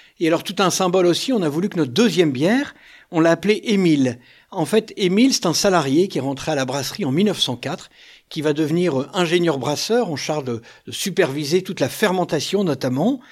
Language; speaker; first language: French; native; French